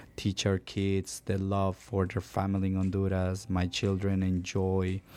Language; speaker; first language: English; non-native, fluent; Spanish